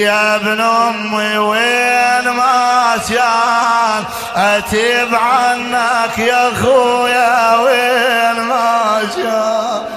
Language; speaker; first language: Arabic; native; Arabic